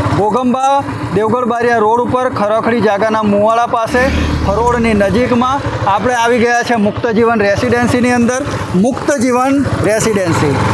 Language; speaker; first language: Gujarati; native; Gujarati